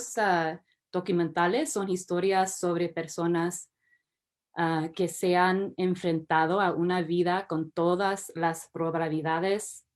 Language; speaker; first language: Spanish; early bilingual, heritage; English